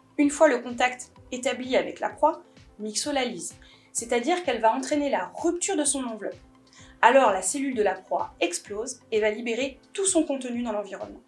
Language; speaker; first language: French; native; French